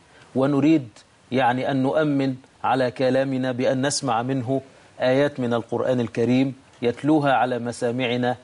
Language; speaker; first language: Arabic; native; Arabic